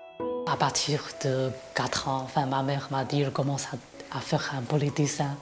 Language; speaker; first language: French; non-native, fluent; Chinese